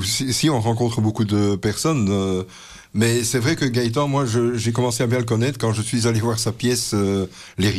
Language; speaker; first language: French; native; French